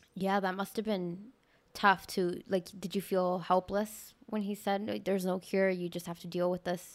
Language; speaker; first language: English; early bilingual, other home language; Spanish